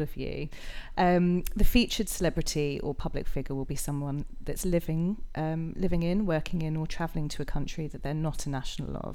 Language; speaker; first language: English; native; English